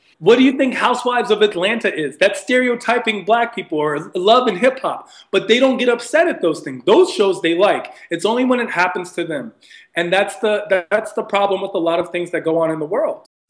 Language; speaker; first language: English; early bilingual, other home language; Persian